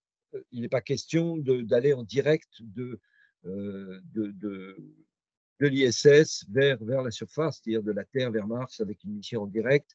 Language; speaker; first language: French; native; French